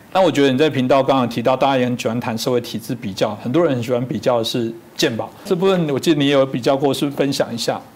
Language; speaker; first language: Chinese; native; Chinese